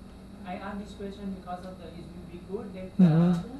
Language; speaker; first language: English; non-native, learner; Thai